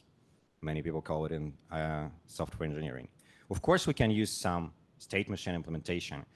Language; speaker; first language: English; non-native, fluent; Russian